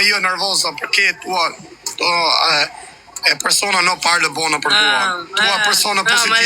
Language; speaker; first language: Italian; non-native, learner; Albanian